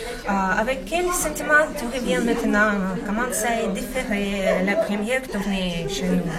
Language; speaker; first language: French; non-native, fluent; Russian